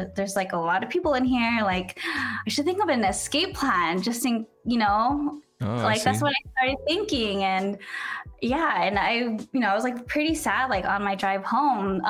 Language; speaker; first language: English; native; English